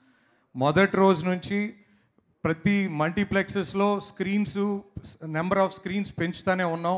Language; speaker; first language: Telugu; native; Telugu